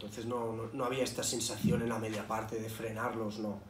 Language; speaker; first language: Spanish; non-native, local second language; Catalan